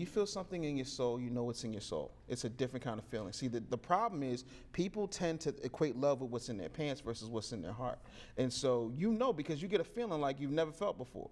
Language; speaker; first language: English; native; English